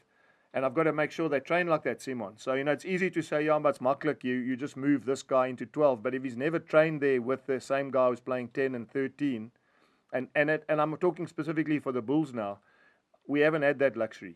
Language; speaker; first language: English; native; English